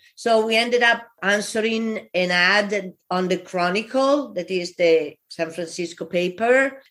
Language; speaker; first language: English; non-native, fluent; Italian